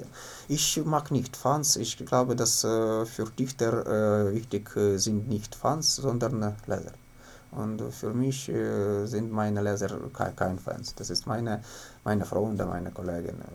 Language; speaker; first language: German; non-native, learner; Ukrainian